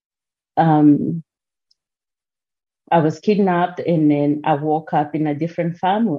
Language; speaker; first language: English; non-native, local second language; Kinyarwanda